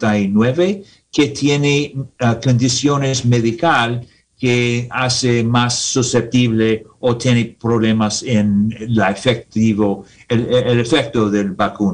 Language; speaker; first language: Spanish; non-native, learner; English